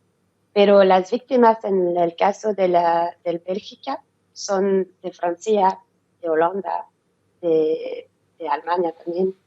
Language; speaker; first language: Spanish; non-native, learner; French